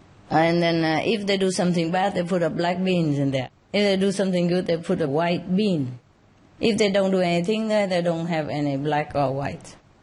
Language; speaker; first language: English; non-native, fluent; Vietnamese